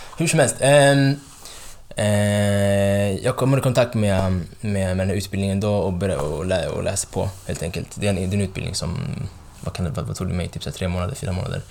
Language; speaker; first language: Swedish; early bilingual, other home language; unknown